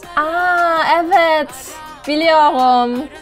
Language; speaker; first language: Turkish; non-native, learner; Spanish